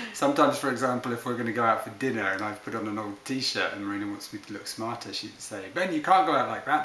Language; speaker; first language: English; native; English